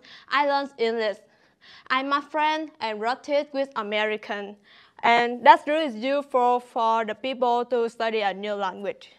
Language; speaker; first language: English; non-native, learner; Vietnamese